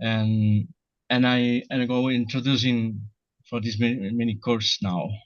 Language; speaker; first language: English; non-native, learner; Portuguese